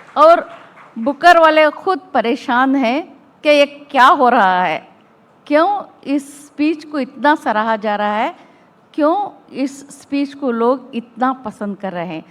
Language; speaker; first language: Hindi; non-native, local second language; Urdu